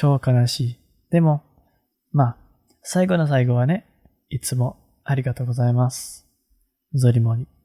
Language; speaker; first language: Japanese; non-native, learner; Malay